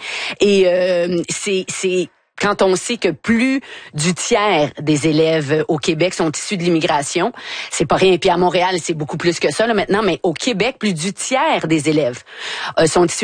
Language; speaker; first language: French; native; French